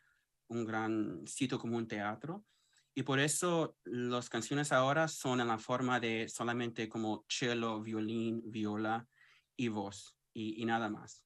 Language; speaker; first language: Spanish; early bilingual, heritage; English